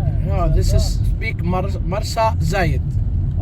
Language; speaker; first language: English; non-native, learner; Arabic